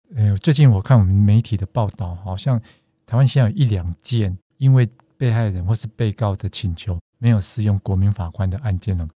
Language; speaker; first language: Chinese; native; Chinese